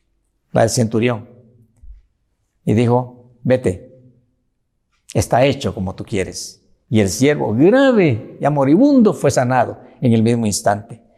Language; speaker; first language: Spanish; native; Spanish